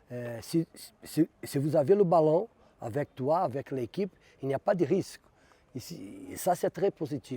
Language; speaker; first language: French; non-native, fluent; Portuguese